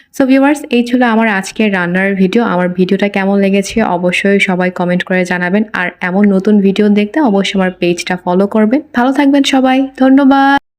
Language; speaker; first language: Bangla; non-native, local second language; Marma